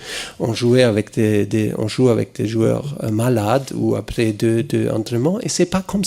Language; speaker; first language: French; non-native, fluent; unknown